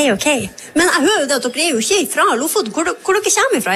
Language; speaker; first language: Norwegian; native; Norwegian